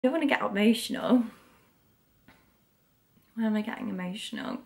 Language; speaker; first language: English; native; English